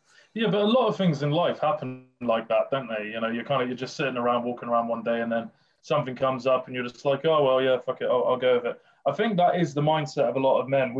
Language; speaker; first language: English; native; English